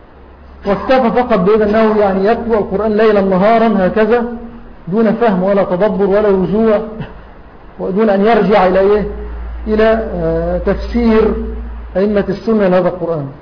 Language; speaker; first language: Arabic; native; Arabic